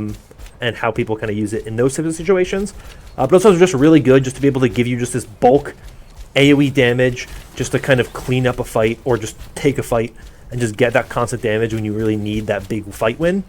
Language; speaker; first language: English; native; English